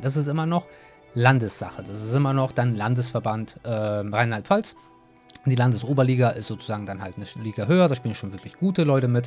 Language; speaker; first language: German; native; German